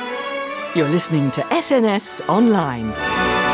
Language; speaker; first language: English; native; English